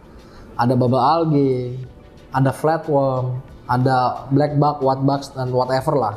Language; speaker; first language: Indonesian; native; Indonesian